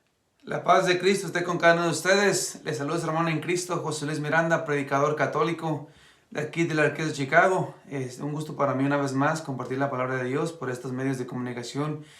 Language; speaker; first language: Spanish; native; Spanish